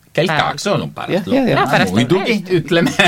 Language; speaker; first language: Estonian; non-native, learner; Italian